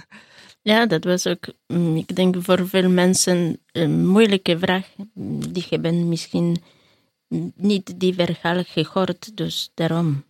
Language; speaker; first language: Dutch; non-native, learner; Polish